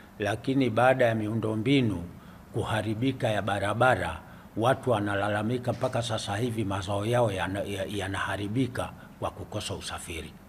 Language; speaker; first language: Swahili; native; Swahili